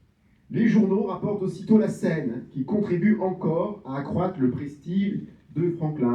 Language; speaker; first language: French; native; French